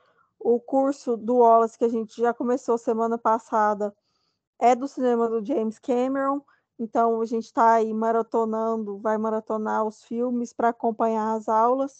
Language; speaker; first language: Portuguese; native; Portuguese